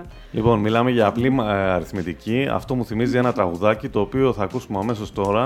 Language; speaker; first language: Greek; native; Greek